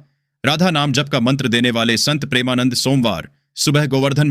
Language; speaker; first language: Hindi; native; Hindi